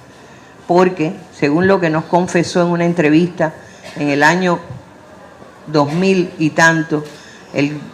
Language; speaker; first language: Spanish; native; Spanish